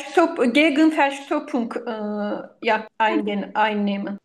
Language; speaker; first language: German; non-native, learner; Turkish